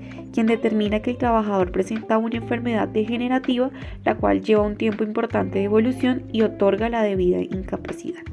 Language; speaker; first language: Spanish; native; Spanish